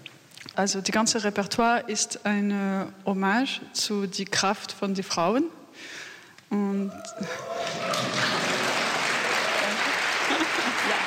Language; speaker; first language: German; non-native, fluent; French